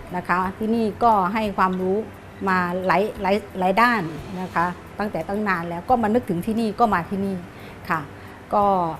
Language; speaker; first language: Thai; native; Thai